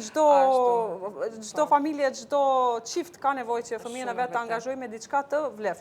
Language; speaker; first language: Albanian; native; Albanian